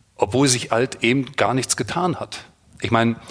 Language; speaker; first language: German; native; German